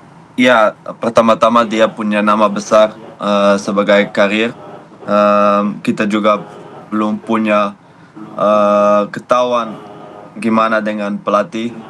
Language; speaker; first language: Indonesian; non-native, fluent; Dutch